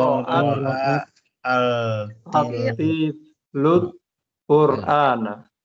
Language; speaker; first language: Arabic; non-native, learner; Indonesian